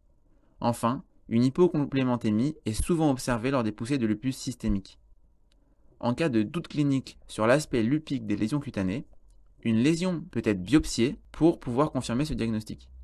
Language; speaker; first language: French; native; French